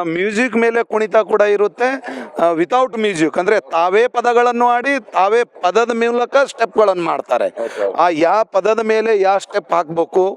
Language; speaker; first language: Kannada; non-native, local second language; Lambadi